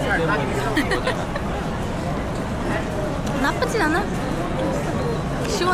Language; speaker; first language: Korean; non-native, fluent; Turkish